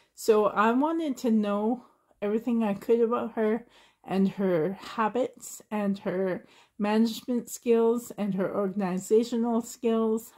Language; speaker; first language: English; native; English